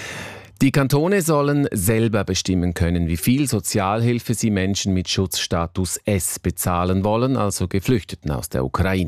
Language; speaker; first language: German; native; German